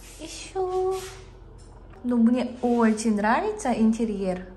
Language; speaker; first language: Russian; non-native, learner; Korean